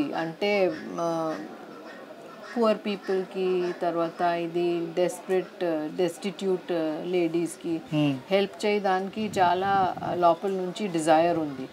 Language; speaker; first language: Telugu; non-native, learner; Hindi